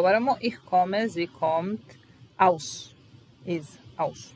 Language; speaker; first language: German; non-native, fluent; Serbian